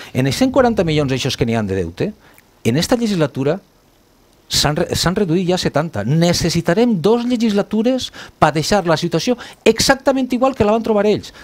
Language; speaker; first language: Catalan; native; Catalan